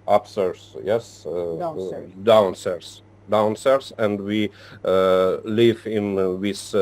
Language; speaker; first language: English; non-native, learner; Ukrainian